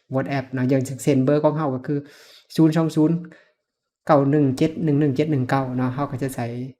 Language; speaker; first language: Lao; native; Lao